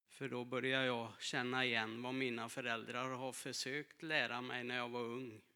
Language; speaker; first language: Swedish; native; Swedish